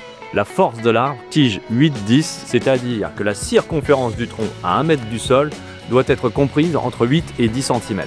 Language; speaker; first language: French; native; French